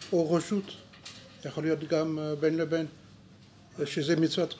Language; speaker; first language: Hebrew; non-native, fluent; French